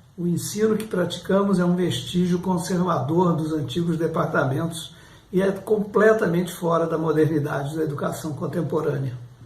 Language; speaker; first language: Portuguese; native; Portuguese